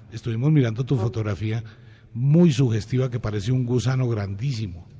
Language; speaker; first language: Spanish; native; Spanish